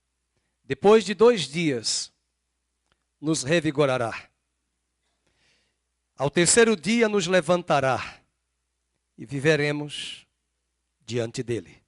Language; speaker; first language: Portuguese; native; Portuguese